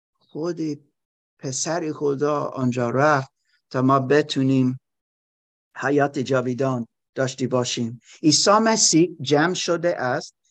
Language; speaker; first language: Persian; non-native, learner; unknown